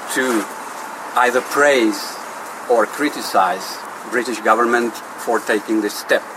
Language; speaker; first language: English; non-native, fluent; Czech